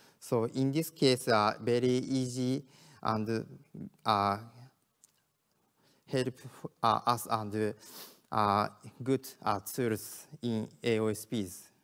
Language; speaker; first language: English; non-native, learner; Japanese